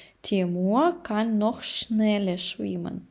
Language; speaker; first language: German; non-native, fluent; Ukrainian